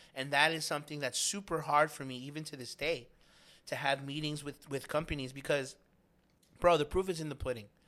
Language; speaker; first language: English; native; English